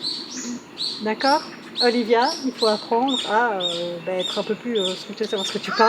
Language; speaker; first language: French; native; French